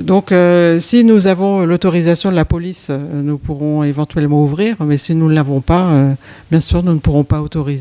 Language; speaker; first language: French; native; French